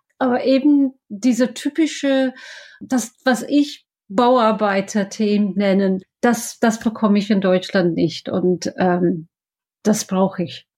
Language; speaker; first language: German; non-native, fluent; English